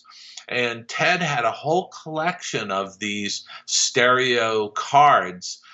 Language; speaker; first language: English; native; English